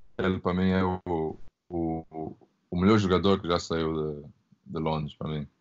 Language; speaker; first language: Portuguese; early bilingual, heritage; Portuguese